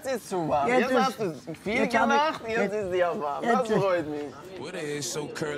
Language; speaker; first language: German; non-native, learner; Persian